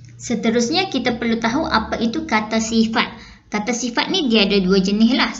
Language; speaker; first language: Malay; native; Malay